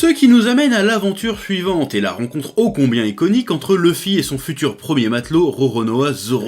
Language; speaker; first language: French; native; French